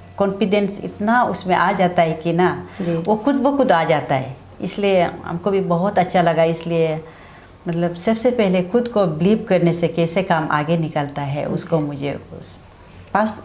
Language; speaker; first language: Hindi; non-native, local second language; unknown